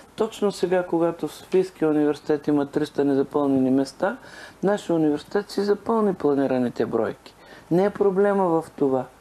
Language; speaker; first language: Bulgarian; native; Bulgarian